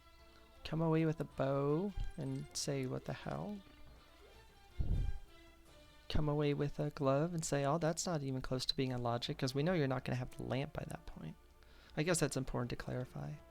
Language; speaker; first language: English; native; English